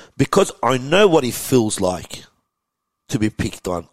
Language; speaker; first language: English; early bilingual, other home language; Persian